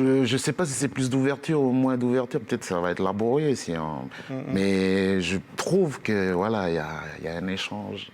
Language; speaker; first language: French; native; French